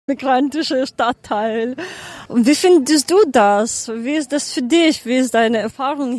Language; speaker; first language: German; non-native, fluent; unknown